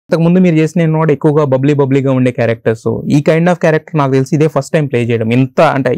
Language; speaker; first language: Telugu; native; Telugu